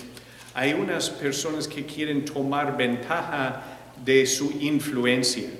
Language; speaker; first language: Spanish; non-native, fluent; English